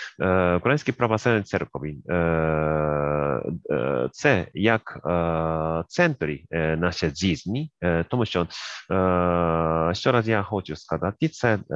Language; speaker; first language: Ukrainian; non-native, learner; Japanese